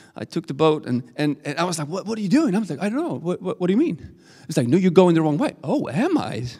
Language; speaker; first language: English; non-native, fluent; Swedish